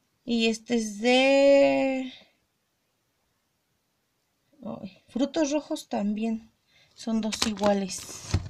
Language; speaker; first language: Spanish; native; Spanish